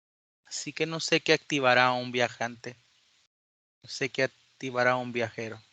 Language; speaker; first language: Spanish; native; Spanish